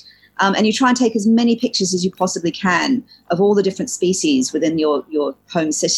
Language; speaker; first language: English; native; English